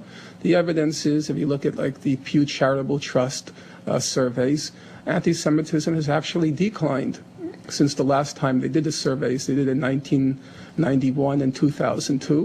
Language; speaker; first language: English; native; English